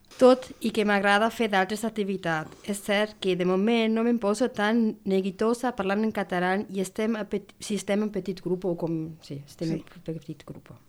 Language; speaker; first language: Catalan; non-native, learner; Spanish